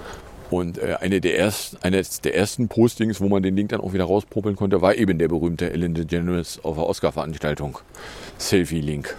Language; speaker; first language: German; native; German